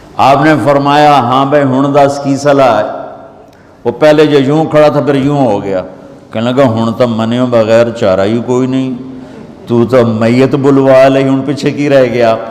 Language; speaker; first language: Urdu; non-native, local second language; Punjabi